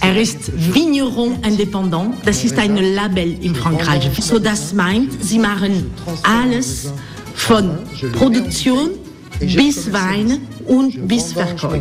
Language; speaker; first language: German; non-native, learner; French